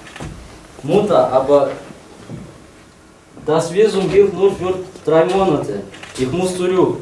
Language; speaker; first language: German; non-native, learner; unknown